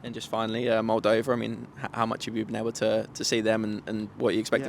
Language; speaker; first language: English; native; English